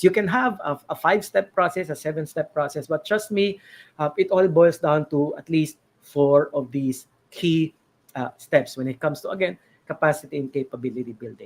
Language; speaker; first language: English; non-native, local second language; Filipino